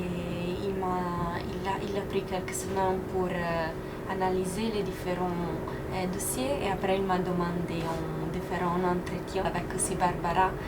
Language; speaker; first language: French; non-native, learner; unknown